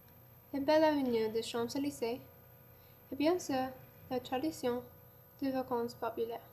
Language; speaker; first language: French; non-native, learner; English